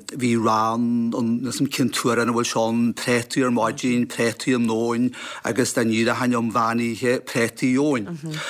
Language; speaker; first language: Irish; native; Irish